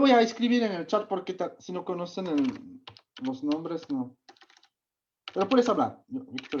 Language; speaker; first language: Spanish; non-native, fluent; Czech